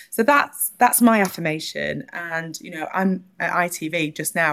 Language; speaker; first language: English; native; English